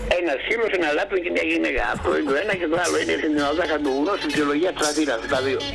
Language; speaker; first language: Greek; native; Greek